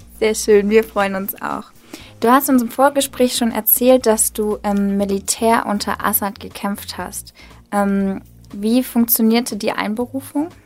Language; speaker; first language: German; native; German